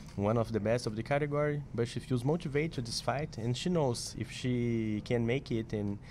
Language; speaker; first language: English; non-native, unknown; Portuguese